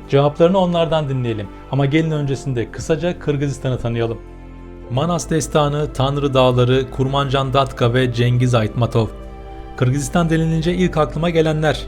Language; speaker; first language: Turkish; native; Turkish